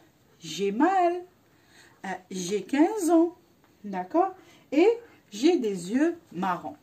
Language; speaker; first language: French; non-native, local second language; Arabic